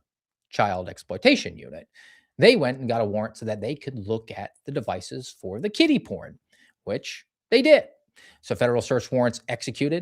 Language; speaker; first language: English; native; English